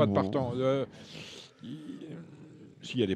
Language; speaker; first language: French; native; French